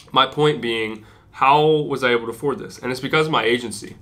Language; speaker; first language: English; native; English